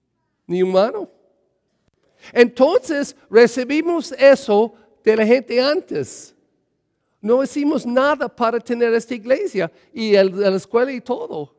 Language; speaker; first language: Spanish; early bilingual, heritage; English